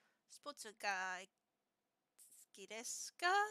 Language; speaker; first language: Japanese; non-native, learner; English